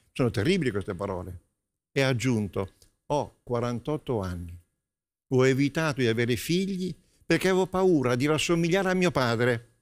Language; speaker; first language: Italian; native; Italian